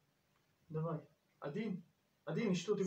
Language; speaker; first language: Russian; non-native, learner; Turkish